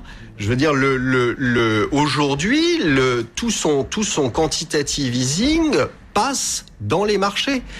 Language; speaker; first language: French; native; French